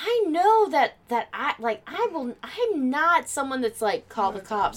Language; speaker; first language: English; native; English